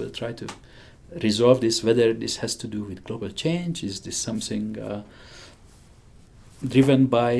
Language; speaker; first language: English; non-native, fluent; Hungarian